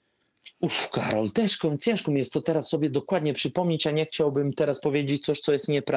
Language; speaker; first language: Polish; non-native, fluent; Serbian